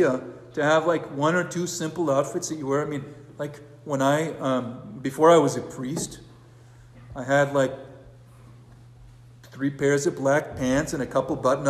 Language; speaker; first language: English; native; English